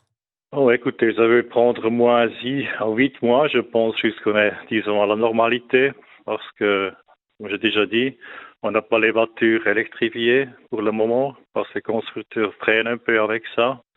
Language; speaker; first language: French; non-native, local second language; German